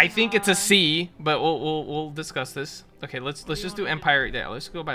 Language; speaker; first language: English; native; English